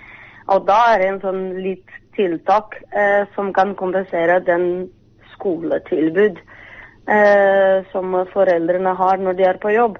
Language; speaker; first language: Norwegian; non-native, fluent; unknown